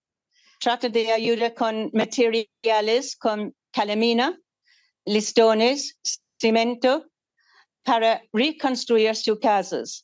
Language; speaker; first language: Spanish; non-native, fluent; English